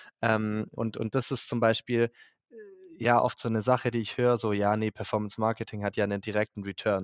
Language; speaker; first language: German; native; German